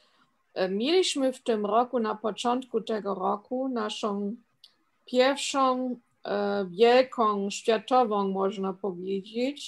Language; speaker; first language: Polish; non-native, fluent; German